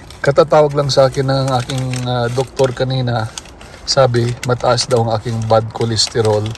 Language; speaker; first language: Filipino; non-native, local second language; Cebuano